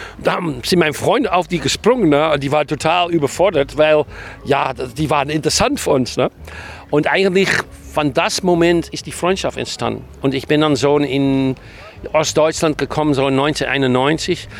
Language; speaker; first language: German; non-native, fluent; Dutch